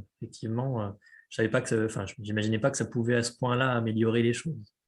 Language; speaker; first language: French; native; French